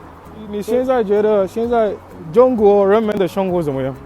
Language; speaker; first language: Chinese; non-native, learner; English